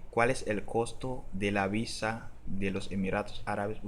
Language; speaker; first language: Spanish; non-native, learner; Haitian Creole